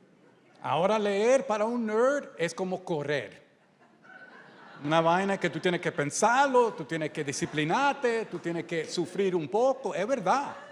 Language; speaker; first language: Spanish; early bilingual, heritage; Spanish